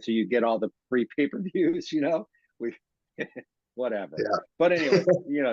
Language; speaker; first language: English; native; English